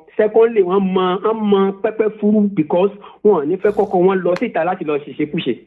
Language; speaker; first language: Yoruba; native; Yoruba